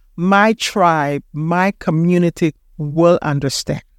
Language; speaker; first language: English; early bilingual, heritage; Spanish